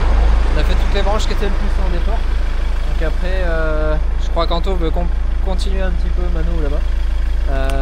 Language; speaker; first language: French; native; French